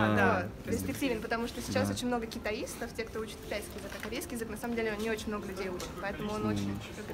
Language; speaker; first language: Russian; native; Russian